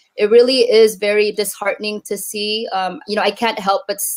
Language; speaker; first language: English; native; English